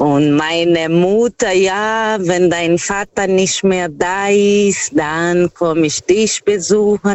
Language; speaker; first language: German; non-native, fluent; Portuguese